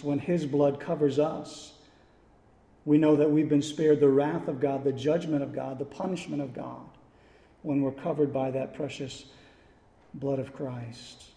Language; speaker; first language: English; native; English